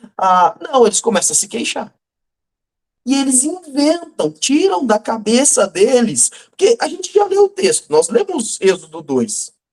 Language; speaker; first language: Portuguese; native; Portuguese